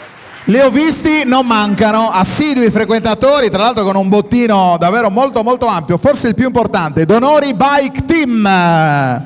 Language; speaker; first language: Italian; native; Italian